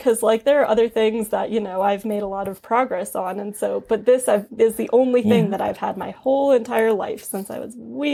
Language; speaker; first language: English; native; English